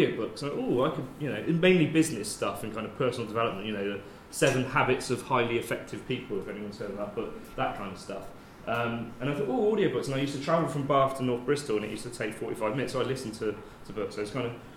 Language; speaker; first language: English; native; English